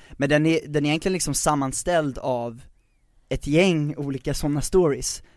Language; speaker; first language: Swedish; native; Swedish